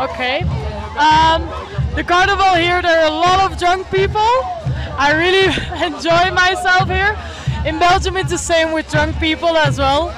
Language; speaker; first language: English; non-native, fluent; Dutch